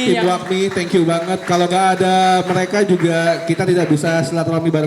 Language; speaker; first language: Indonesian; native; Indonesian